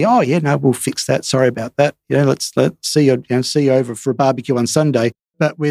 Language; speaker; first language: English; native; English